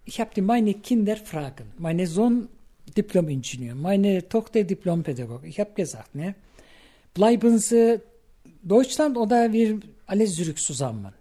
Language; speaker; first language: German; non-native, learner; Turkish